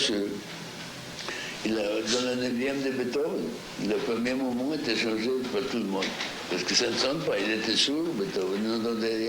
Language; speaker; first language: French; non-native, fluent; Russian